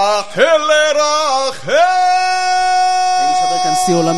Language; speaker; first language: Hebrew; native; Hebrew